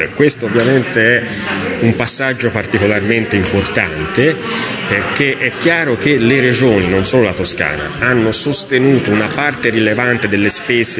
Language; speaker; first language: Italian; native; Italian